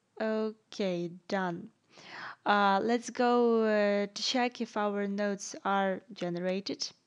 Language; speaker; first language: English; non-native, fluent; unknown